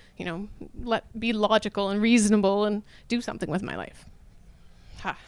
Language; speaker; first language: English; native; English